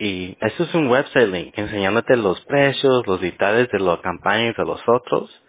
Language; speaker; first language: Spanish; early bilingual, heritage; Spanish